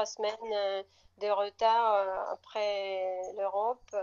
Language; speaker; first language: French; non-native, fluent; Russian